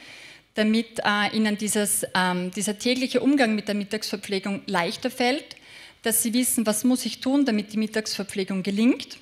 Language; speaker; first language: German; native; German